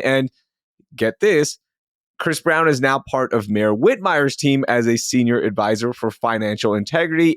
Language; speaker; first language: English; native; English